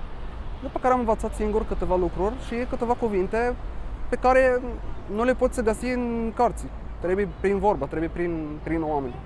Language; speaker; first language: Romanian; non-native, fluent; Arabic